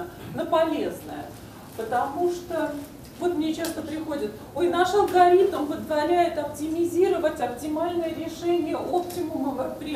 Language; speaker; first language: Russian; native; Russian